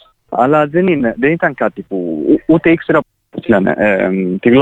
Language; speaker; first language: Greek; non-native, fluent; Italian